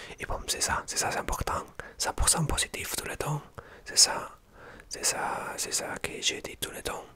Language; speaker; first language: French; non-native, learner; Spanish